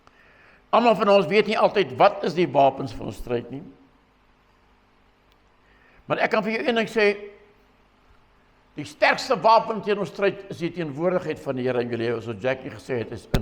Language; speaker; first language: Afrikaans; native; Afrikaans